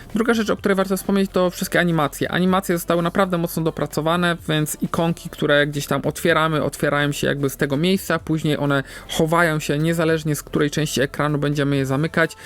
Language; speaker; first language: Polish; native; Polish